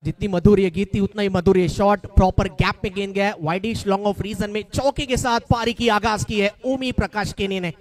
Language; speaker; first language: Hindi; non-native, local second language; Marathi